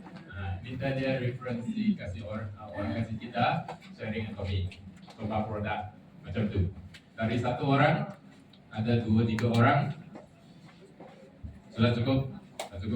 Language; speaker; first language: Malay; non-native, local second language; Chinese